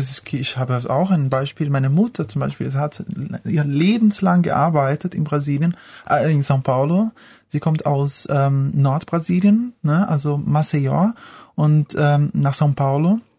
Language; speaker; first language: German; non-native, fluent; Portuguese